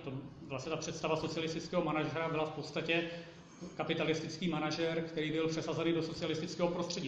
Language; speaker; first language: Czech; native; Czech